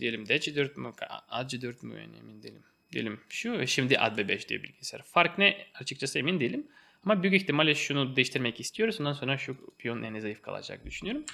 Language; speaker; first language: Turkish; non-native, fluent; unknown